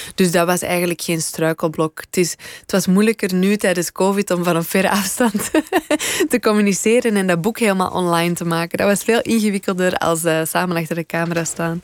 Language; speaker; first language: Dutch; native; Dutch